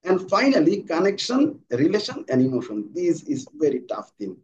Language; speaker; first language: English; non-native, local second language; Bangla